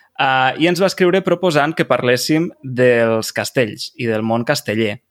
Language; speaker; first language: Catalan; native; Catalan